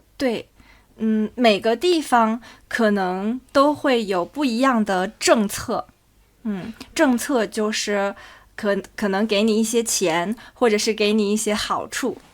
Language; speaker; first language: Chinese; native; Chinese